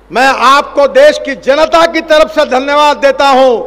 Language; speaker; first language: Hindi; non-native, local second language; Marathi